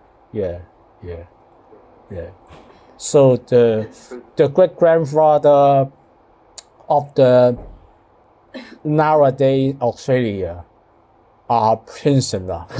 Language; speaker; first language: English; non-native, learner; Cantonese